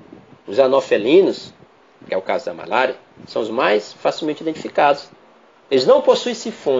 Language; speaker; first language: Portuguese; native; Portuguese